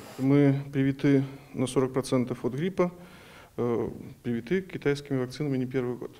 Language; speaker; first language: Russian; native; Russian